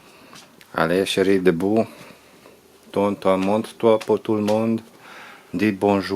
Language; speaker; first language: French; non-native, learner; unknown